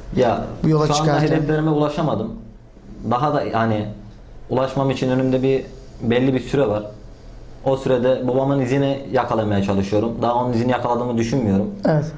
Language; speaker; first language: Turkish; native; Turkish